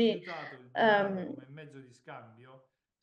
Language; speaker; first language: Italian; native; Italian